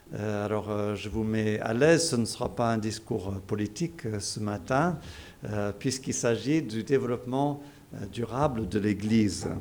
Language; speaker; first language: French; non-native, fluent; English